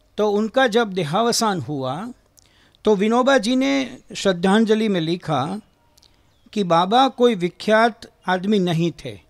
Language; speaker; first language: Hindi; non-native, local second language; Gujarati